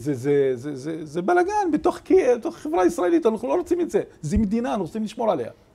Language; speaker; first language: Hebrew; non-native, local second language; Arabic